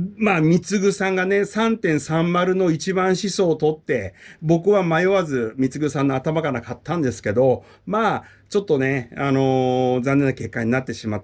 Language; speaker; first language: Japanese; native; Japanese